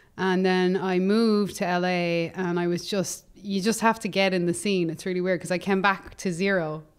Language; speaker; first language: English; native; English